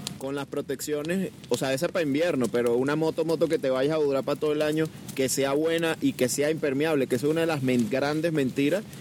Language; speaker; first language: Spanish; native; Spanish